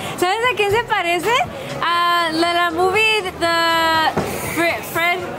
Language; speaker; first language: Spanish; early bilingual, heritage; Spanish